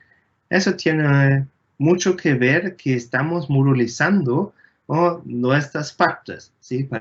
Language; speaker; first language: Spanish; non-native, fluent; German